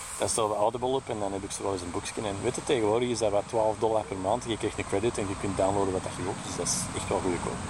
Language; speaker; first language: Dutch; native; Dutch